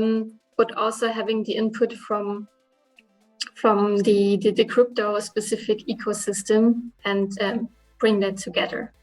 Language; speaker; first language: English; non-native, fluent; German